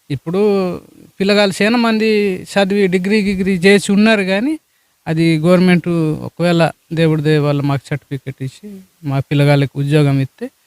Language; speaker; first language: Telugu; non-native, local second language; Koya